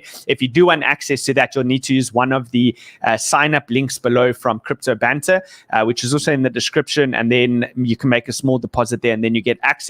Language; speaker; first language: English; native; English